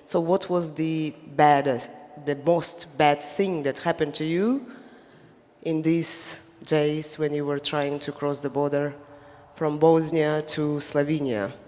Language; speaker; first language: English; non-native, fluent; Slovenian